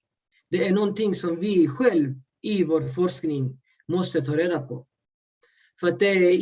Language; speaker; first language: Swedish; early bilingual, other home language; Urdu